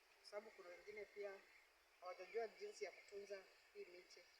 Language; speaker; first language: Swahili; non-native, local second language; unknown